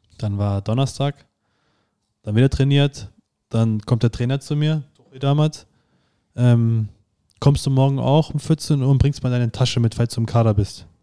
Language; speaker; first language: German; native; German